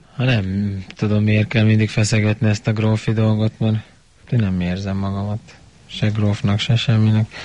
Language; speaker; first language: Hungarian; native; Hungarian